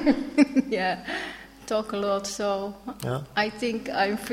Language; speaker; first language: English; non-native, learner; Dutch